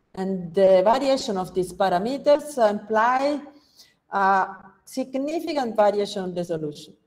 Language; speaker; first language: English; non-native, fluent; Italian